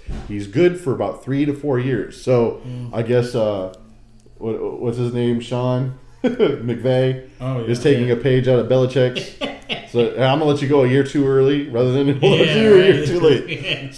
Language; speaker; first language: English; native; English